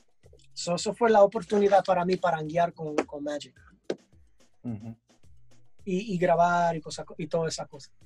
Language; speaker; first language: Spanish; early bilingual, heritage; English